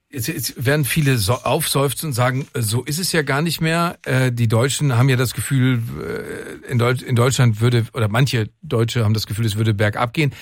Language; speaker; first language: German; native; German